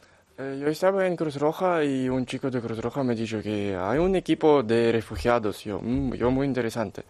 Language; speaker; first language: Spanish; non-native, learner; Ukrainian